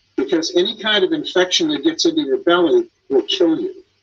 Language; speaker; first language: English; native; English